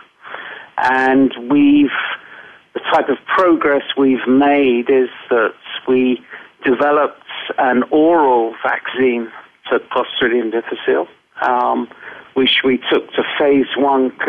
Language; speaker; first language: English; native; English